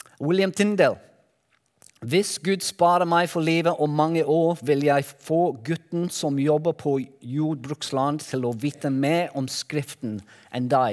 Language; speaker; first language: Norwegian; non-native, learner; Welsh